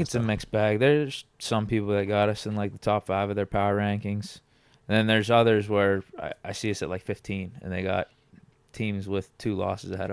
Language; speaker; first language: English; native; English